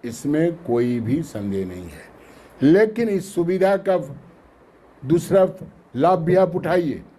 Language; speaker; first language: Hindi; non-native, local second language; Bangla